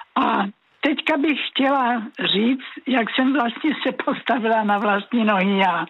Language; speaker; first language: Czech; native; Czech